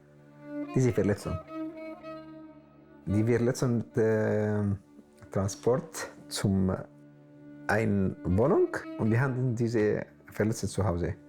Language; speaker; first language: German; non-native, learner; Arabic